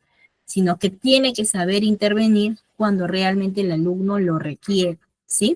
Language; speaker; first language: Spanish; native; Spanish